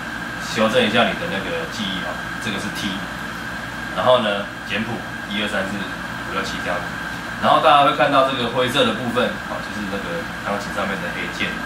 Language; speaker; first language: Chinese; native; Chinese